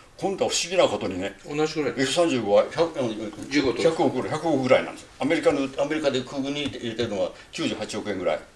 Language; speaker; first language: Japanese; native; Japanese